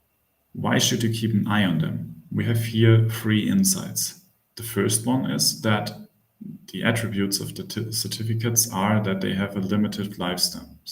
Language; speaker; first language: English; non-native, fluent; German